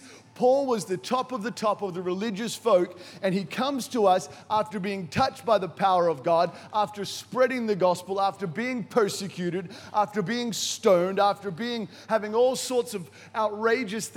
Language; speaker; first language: English; native; English